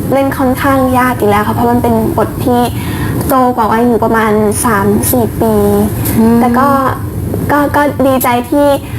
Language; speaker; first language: Thai; early bilingual, other home language; German